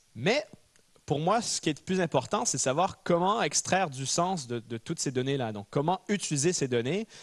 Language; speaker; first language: French; native; French